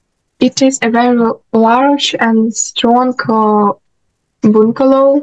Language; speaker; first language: English; non-native, learner; Russian